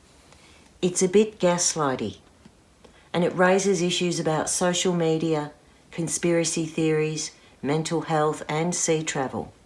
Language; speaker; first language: English; native; English